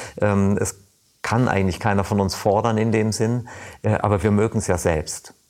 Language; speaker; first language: German; native; German